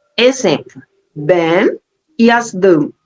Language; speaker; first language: Turkish; non-native, learner; Portuguese